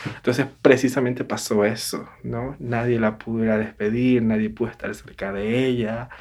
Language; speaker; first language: Spanish; native; Spanish